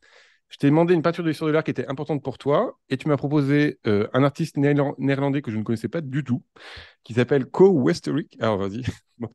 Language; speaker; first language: French; native; French